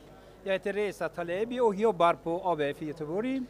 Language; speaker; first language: Swedish; non-native, fluent; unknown